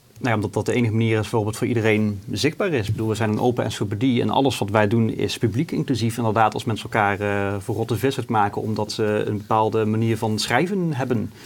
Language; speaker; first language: Dutch; native; Dutch